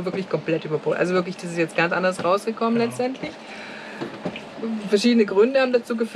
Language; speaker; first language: German; native; German